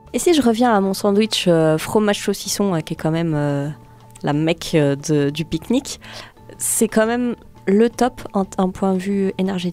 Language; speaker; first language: French; native; French